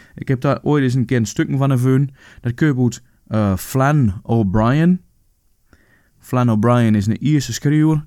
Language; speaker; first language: Dutch; native; Dutch